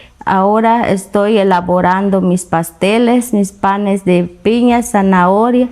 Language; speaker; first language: Spanish; non-native, local second language; Kaqchikel